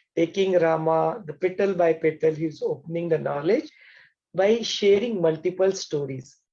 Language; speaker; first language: English; non-native, local second language; Hindi